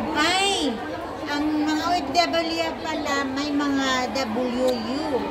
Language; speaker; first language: Filipino; non-native, local second language; Pampanga